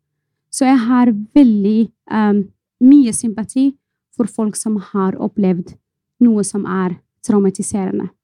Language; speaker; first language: Norwegian; non-native, fluent; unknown